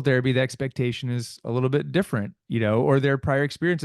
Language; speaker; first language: English; native; English